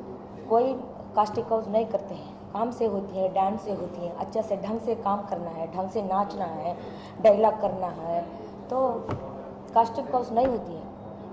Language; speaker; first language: Hindi; non-native, local second language; Lambadi